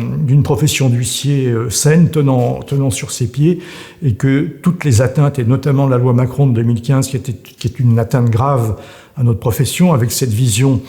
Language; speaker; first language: French; native; French